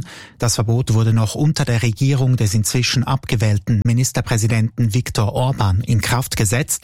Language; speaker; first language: German; native; German